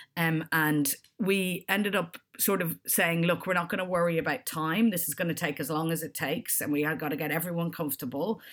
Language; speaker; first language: English; native; English